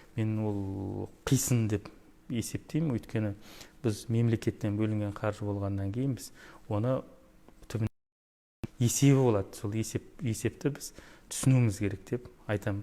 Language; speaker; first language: Kazakh; native; Kazakh